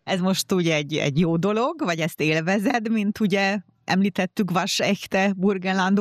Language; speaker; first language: Hungarian; native; Hungarian